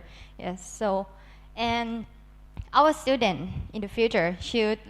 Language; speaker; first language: English; non-native, learner; Thai